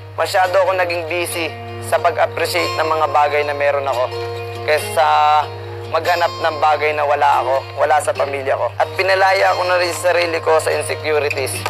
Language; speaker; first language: Filipino; native; Filipino